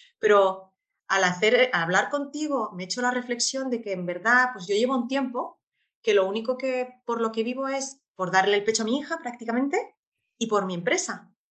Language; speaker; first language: Spanish; native; Spanish